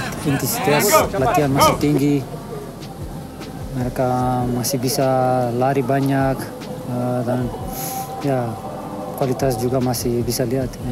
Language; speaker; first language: Indonesian; non-native, learner; Dutch